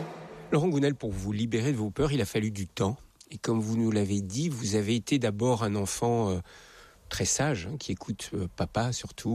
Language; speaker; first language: French; native; French